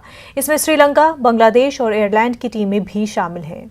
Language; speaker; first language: Hindi; native; Hindi